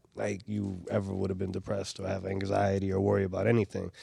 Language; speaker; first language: English; native; English